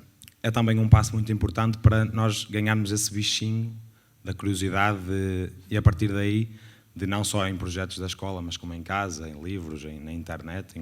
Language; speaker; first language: Portuguese; native; Portuguese